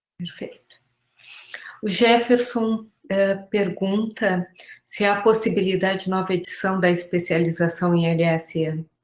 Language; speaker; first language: Portuguese; native; Portuguese